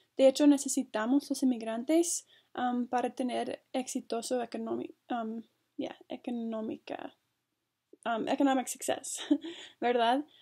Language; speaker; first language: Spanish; non-native, fluent; English